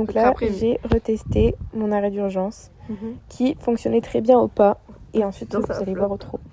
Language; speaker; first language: French; native; French